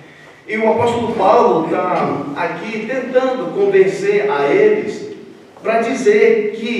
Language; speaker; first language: Portuguese; native; Portuguese